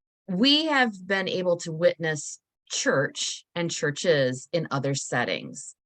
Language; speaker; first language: English; native; English